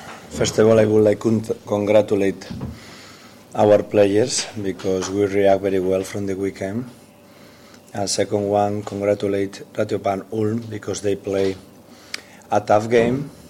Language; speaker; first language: English; non-native, fluent; Spanish